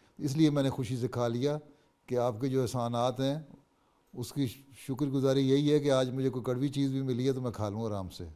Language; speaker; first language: Urdu; native; Urdu